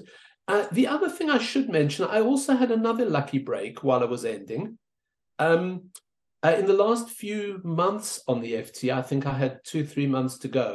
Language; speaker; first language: English; native; English